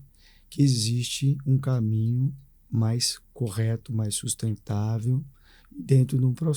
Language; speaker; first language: Portuguese; native; Portuguese